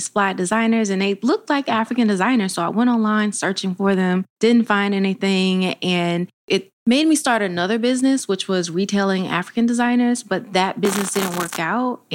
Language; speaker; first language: English; native; English